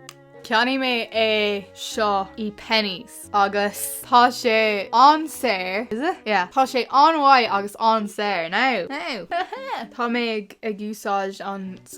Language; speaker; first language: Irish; non-native, local second language; English